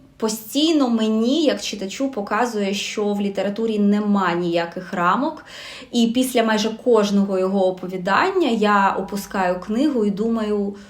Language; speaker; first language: Ukrainian; non-native, local second language; Russian